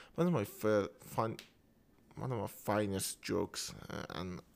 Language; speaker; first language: English; non-native, fluent; Persian